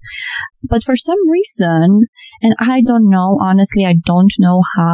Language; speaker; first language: English; non-native, fluent; Romanian